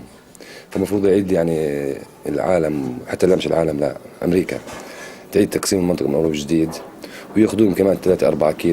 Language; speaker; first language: Arabic; native; Arabic